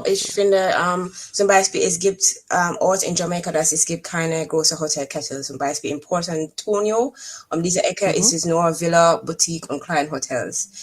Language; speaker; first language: German; non-native, fluent; English